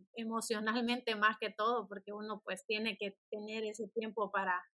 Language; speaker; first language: Spanish; native; Spanish